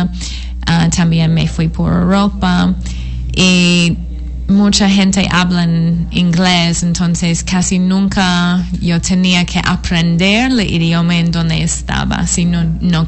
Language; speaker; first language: Spanish; non-native, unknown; English